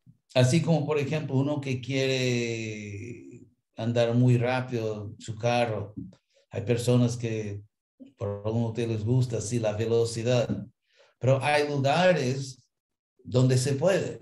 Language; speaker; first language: Spanish; non-native, fluent; English